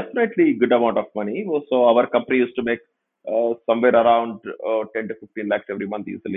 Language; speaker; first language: English; non-native, local second language; Kannada